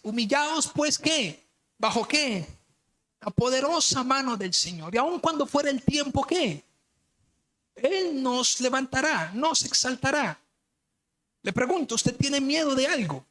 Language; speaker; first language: Spanish; native; Spanish